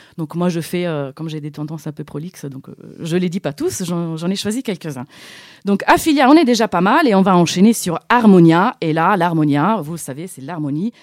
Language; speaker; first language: French; non-native, fluent; Italian